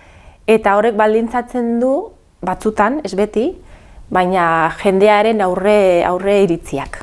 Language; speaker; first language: Basque; early bilingual, other home language; Arabic